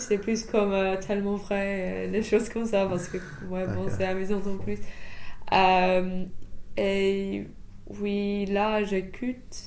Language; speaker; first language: French; non-native, fluent; English